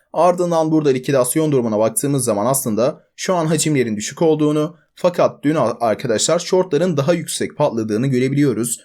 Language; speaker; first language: Turkish; native; Turkish